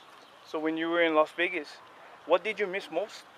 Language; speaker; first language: English; native; English